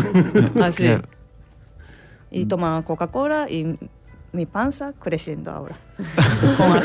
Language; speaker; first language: Spanish; non-native, learner; Japanese